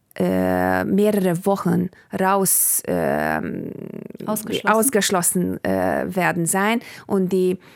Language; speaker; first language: German; non-native, fluent; Hungarian